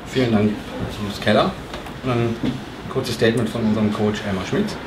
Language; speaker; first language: German; native; German